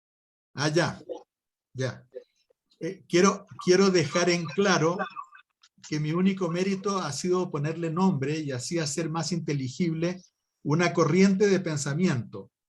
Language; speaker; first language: Spanish; native; Spanish